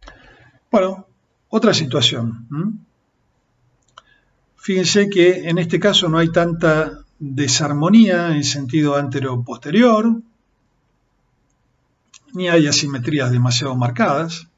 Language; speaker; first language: Spanish; native; Spanish